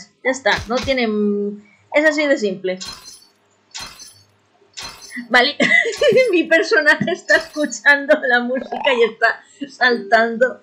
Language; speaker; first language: Spanish; native; Spanish